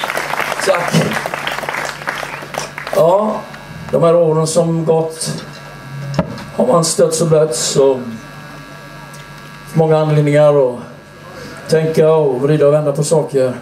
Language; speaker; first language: Swedish; native; Swedish